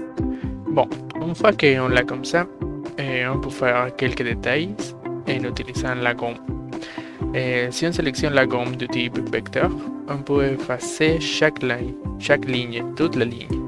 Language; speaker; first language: French; non-native, fluent; Spanish